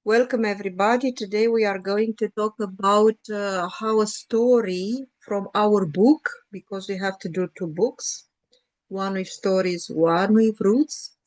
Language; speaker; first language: English; non-native, learner; Romanian